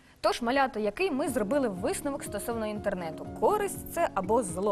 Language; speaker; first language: Ukrainian; native; Ukrainian